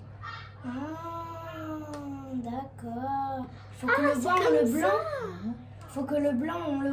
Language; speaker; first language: French; native; French